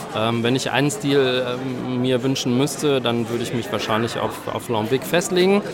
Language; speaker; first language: German; native; German